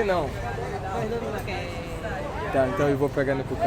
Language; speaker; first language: Portuguese; non-native, learner; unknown